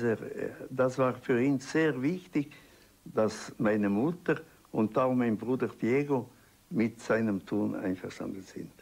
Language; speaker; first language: German; non-native, local second language; Italian